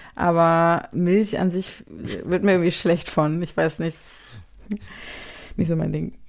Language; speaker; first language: German; native; German